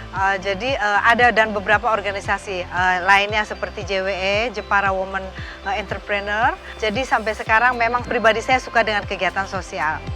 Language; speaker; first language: Indonesian; native; Indonesian